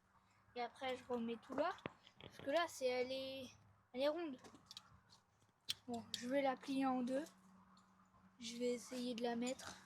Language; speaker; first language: French; native; French